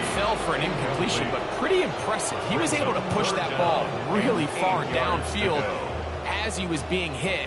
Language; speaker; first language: English; native; English